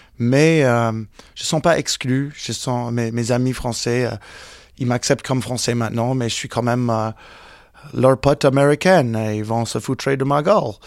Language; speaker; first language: French; early bilingual, heritage; English